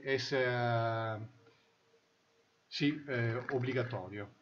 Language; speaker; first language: Spanish; non-native, fluent; Italian